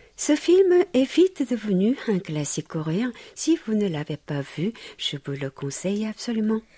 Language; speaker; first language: French; non-native, fluent; Korean